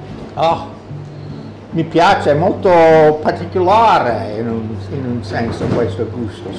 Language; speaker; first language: Italian; non-native, learner; English